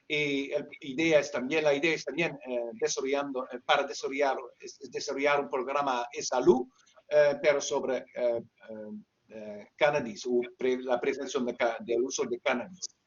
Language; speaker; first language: Spanish; non-native, learner; Dutch